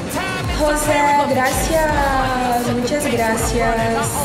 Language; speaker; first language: Spanish; non-native, learner; Portuguese